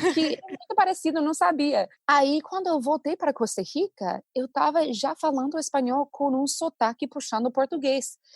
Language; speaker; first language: Portuguese; non-native, fluent; English